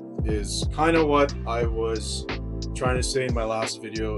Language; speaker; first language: English; native; English